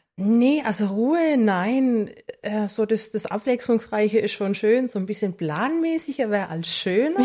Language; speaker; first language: German; native; German